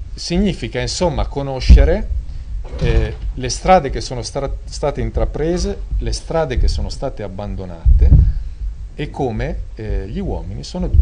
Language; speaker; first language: Italian; native; Italian